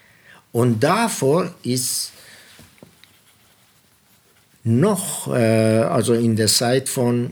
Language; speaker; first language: German; non-native, fluent; Persian